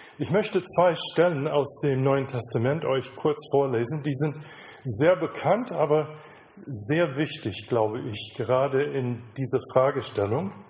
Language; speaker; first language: German; non-native, fluent; English